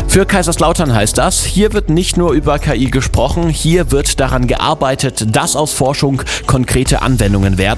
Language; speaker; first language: German; native; German